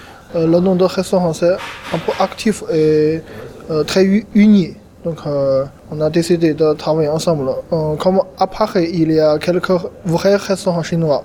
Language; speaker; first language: French; non-native, fluent; Chinese